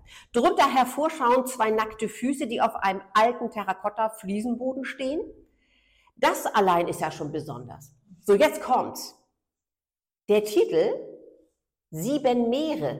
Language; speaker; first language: German; native; German